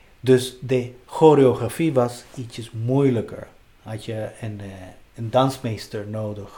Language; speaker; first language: Dutch; non-native, fluent; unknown